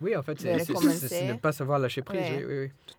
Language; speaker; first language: French; non-native, fluent; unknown